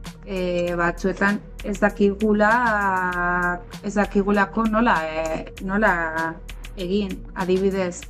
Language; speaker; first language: Basque; non-native, learner; Spanish